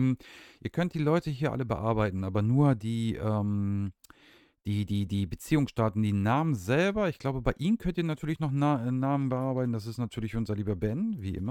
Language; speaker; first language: German; native; German